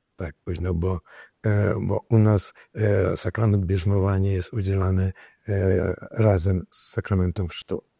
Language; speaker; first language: Polish; non-native, local second language; Rusyn